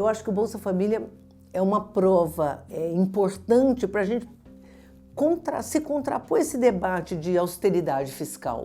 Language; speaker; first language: Portuguese; native; Portuguese